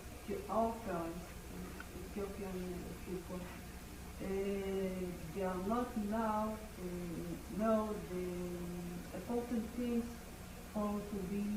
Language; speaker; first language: English; non-native, learner; Amharic